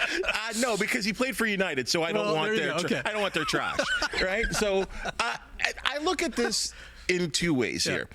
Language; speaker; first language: English; native; English